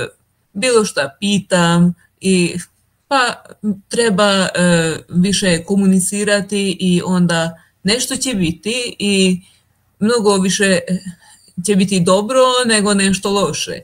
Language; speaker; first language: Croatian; non-native, local second language; Hungarian